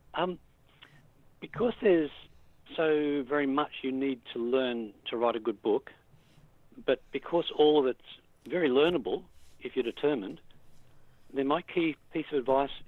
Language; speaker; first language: English; native; English